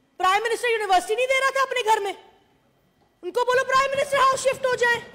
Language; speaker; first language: Urdu; non-native, local second language; Sindhi